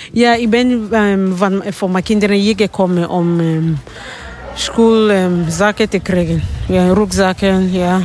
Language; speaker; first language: Dutch; non-native, learner; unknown